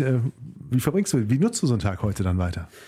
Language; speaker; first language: German; native; German